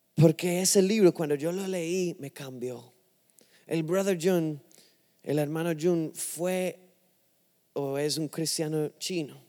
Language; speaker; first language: Spanish; non-native, fluent; English